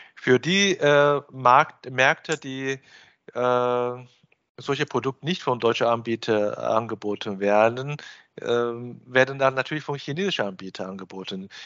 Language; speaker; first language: German; non-native, fluent; Chinese